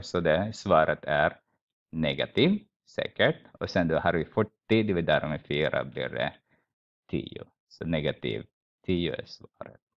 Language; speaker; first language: Swedish; non-native, fluent; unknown